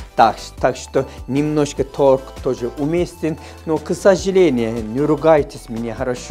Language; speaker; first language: Russian; non-native, fluent; Turkish